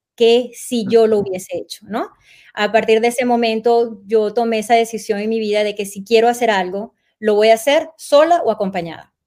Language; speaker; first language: Spanish; native; Spanish